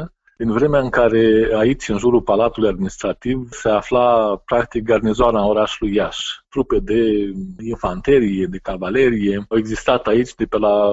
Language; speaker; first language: Romanian; native; Romanian